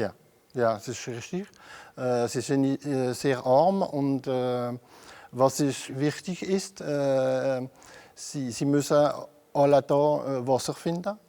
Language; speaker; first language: German; non-native, local second language; French